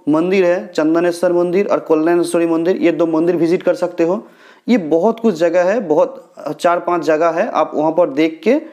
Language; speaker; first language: Hindi; non-native, local second language; Bangla